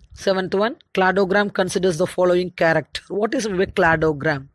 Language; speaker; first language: English; non-native, local second language; Tamil